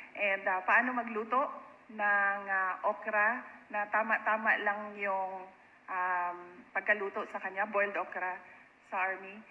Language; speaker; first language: Filipino; non-native, local second language; Cebuano